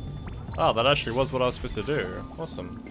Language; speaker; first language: English; native; English